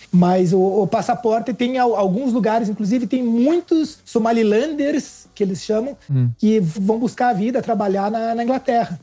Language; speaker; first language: Portuguese; native; Portuguese